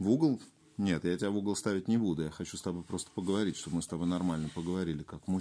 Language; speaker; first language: Russian; native; Russian